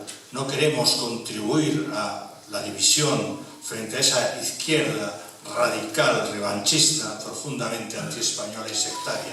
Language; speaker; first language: Spanish; native; Spanish